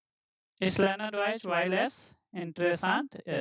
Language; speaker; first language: German; non-native, fluent; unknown